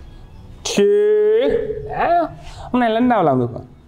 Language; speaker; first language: Vietnamese; non-native, learner; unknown